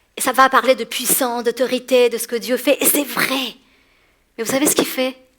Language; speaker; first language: French; early bilingual, other home language; Persian